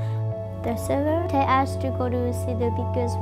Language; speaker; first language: English; non-native, local second language; Hmong